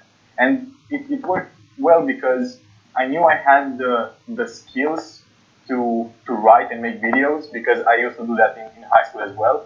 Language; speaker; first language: English; non-native, fluent; Romanian